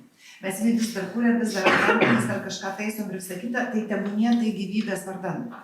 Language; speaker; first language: Lithuanian; native; Lithuanian